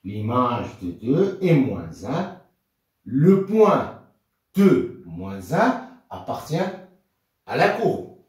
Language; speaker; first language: French; non-native, local second language; Arabic